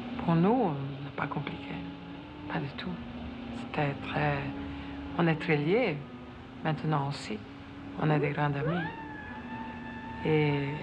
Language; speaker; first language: French; non-native, fluent; Italian